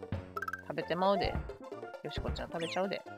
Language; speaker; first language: Japanese; native; Japanese